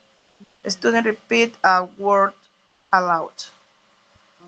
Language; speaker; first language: English; non-native, learner; Spanish